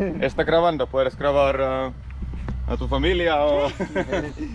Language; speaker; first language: Spanish; non-native, learner; Finnish